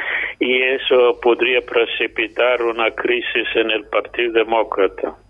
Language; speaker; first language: Spanish; non-native, fluent; English